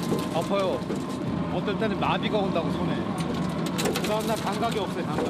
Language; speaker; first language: Korean; native; Korean